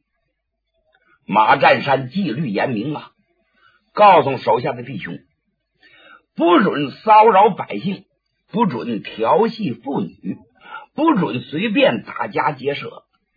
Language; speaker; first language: Chinese; native; Chinese